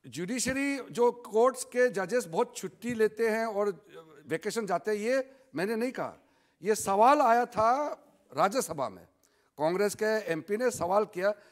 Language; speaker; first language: Hindi; non-native, local second language; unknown